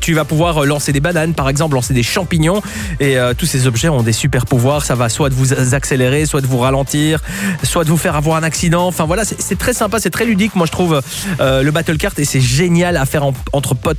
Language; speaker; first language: French; native; French